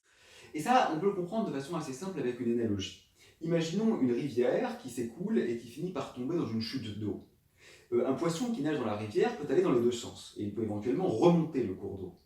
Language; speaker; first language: French; native; French